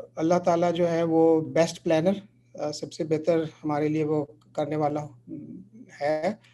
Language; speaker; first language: Urdu; native; Urdu